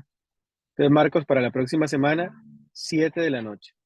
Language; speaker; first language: Spanish; native; Spanish